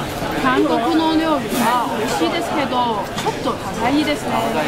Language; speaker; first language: Japanese; non-native, learner; Cantonese